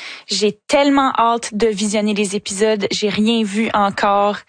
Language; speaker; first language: French; native; French